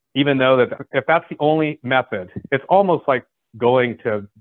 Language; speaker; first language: English; native; English